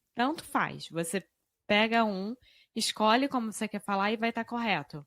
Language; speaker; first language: Portuguese; native; Portuguese